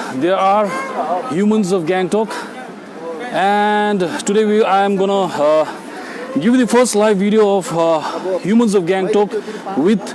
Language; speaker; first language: English; non-native, local second language; Nepali